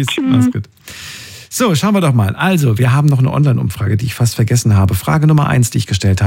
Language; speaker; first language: German; native; German